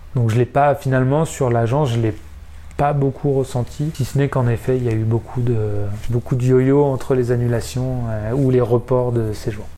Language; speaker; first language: French; native; French